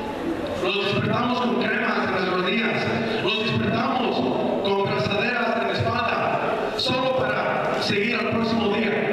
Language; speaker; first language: Spanish; early bilingual, heritage; Spanish